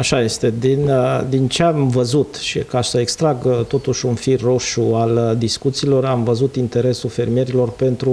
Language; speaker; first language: Romanian; native; Romanian